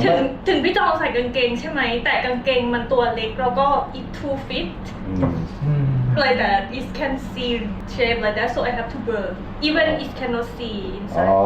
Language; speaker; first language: Thai; native; Thai